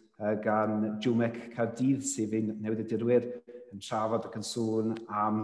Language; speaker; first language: Welsh; native; Welsh